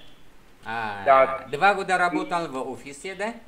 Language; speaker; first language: Russian; non-native, fluent; Vietnamese